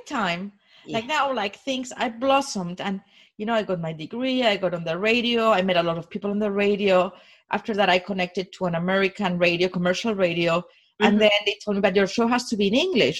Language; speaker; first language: English; non-native, fluent; Spanish